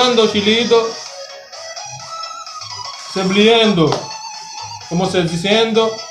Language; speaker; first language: Spanish; non-native, learner; Haitian Creole